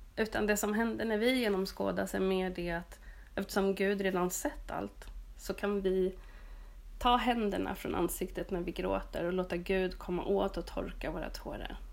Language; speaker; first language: Swedish; native; Swedish